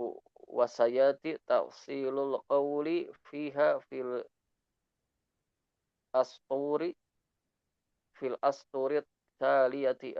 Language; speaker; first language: Arabic; non-native, learner; Indonesian